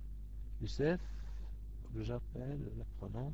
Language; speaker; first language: French; non-native, local second language; Arabic